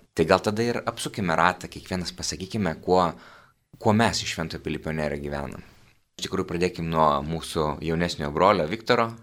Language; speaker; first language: Lithuanian; native; Lithuanian